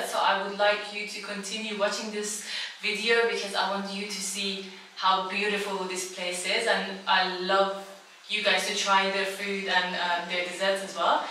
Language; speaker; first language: English; non-native, fluent; Persian